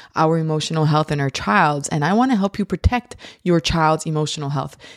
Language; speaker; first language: English; native; English